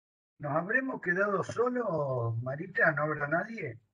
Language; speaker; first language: Spanish; native; Spanish